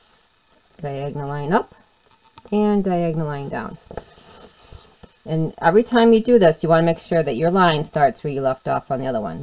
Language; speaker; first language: English; native; English